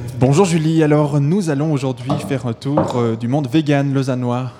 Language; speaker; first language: French; native; French